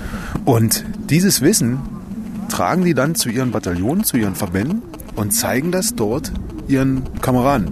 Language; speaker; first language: German; native; German